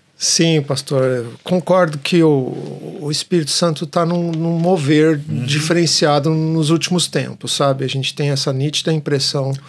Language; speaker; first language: Portuguese; native; Portuguese